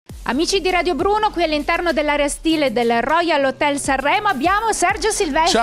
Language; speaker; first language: Italian; native; Italian